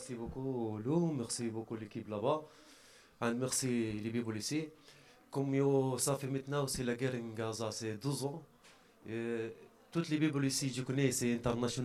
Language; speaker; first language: French; non-native, learner; Arabic